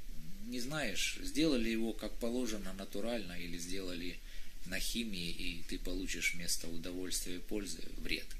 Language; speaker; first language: Russian; native; Russian